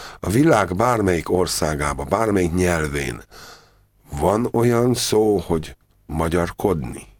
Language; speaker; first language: Hungarian; native; Hungarian